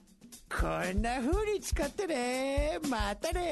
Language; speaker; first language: Japanese; native; Japanese